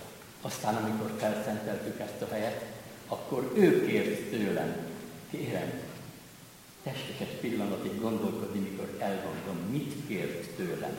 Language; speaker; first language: Hungarian; native; Hungarian